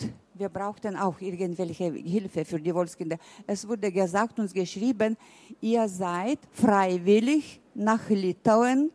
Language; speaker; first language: German; early bilingual, heritage; German